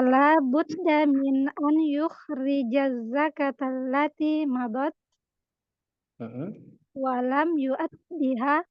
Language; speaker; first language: Arabic; non-native, learner; Indonesian